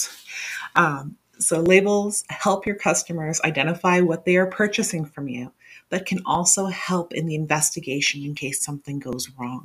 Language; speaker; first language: English; native; English